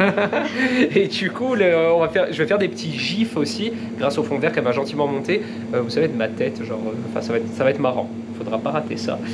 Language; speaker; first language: French; native; French